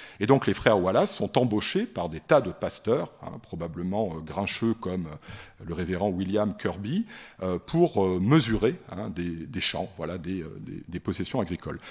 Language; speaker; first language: French; native; French